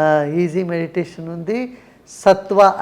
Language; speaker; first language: Telugu; non-native, local second language; Tamil